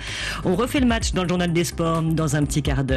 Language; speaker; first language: French; native; French